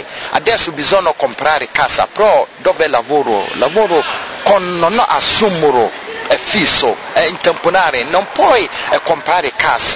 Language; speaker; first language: Italian; non-native, learner; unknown